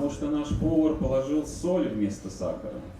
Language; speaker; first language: Russian; native; Russian